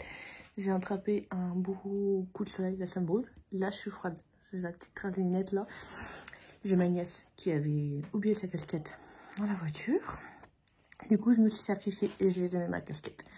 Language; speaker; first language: French; native; French